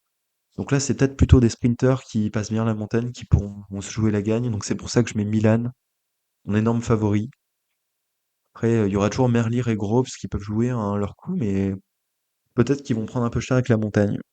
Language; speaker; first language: French; native; French